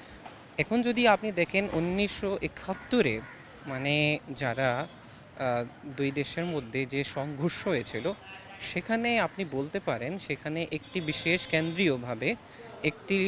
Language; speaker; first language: Bangla; non-native, fluent; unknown